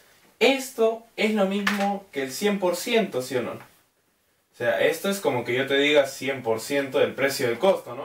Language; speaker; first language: Spanish; native; Spanish